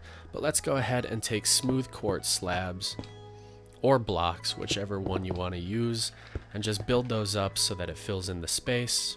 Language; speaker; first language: English; native; English